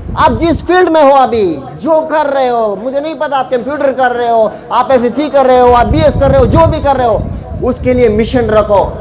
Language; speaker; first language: Urdu; non-native, local second language; Pashto